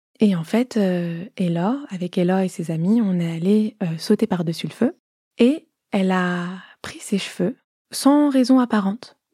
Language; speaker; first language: French; native; French